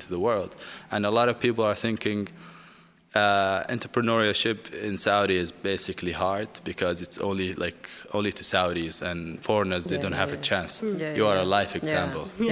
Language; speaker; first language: English; non-native, fluent; Arabic